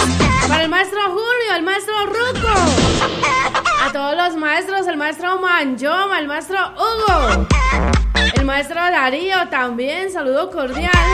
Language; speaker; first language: Spanish; native; Spanish